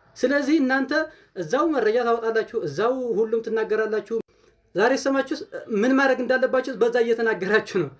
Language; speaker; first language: Amharic; non-native, local second language; Tigrinya